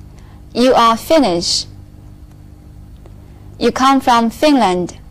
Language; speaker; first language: English; non-native, fluent; Chinese